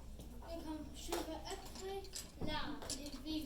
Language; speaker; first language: French; non-native, learner; English